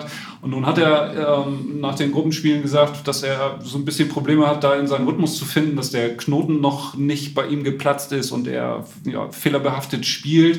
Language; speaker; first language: German; native; German